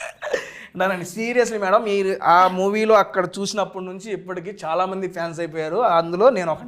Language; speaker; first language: Telugu; native; Telugu